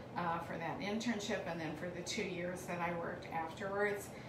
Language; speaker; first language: English; native; English